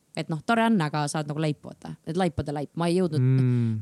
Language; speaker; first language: Estonian; native; Estonian